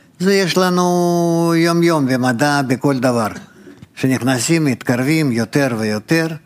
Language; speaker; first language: Hebrew; non-native, fluent; Russian